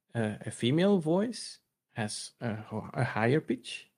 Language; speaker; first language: English; non-native, fluent; Dutch